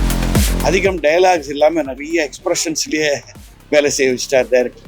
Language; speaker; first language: Tamil; native; Tamil